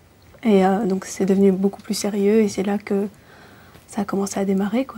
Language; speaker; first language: French; early bilingual, other home language; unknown